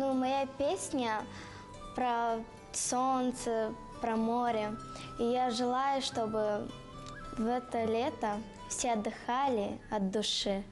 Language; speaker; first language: Russian; non-native, local second language; Romanian